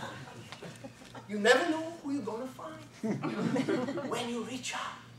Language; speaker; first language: English; non-native, fluent; Bulgarian